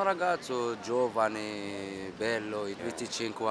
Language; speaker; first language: Italian; non-native, learner; Arabic